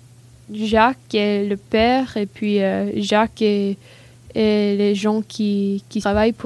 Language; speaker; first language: French; non-native, learner; English